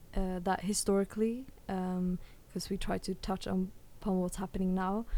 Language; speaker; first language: English; early bilingual, other home language; Swedish